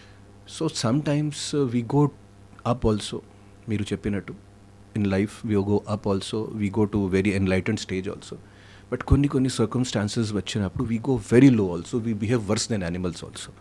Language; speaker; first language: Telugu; non-native, fluent; Hindi